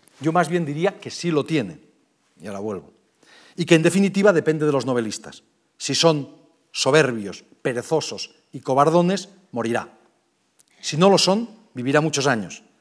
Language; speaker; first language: Spanish; native; Spanish